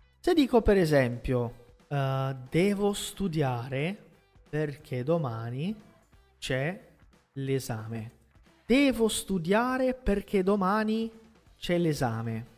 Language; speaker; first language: Italian; non-native, fluent; Portuguese